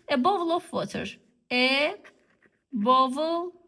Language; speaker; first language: English; non-native, fluent; Azerbaijani